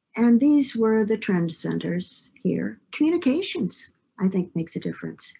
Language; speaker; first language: English; native; English